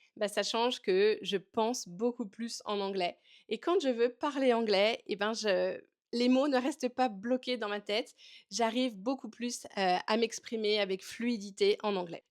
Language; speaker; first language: French; native; French